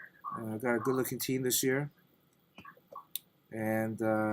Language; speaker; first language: English; native; English